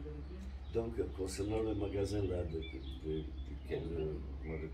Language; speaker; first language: French; non-native, fluent; Romanian